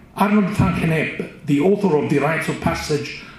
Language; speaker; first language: English; non-native, fluent; Italian